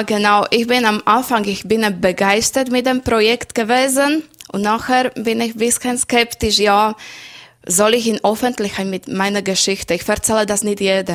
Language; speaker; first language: German; non-native, learner; Slovak